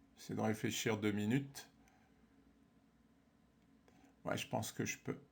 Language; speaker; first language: French; native; French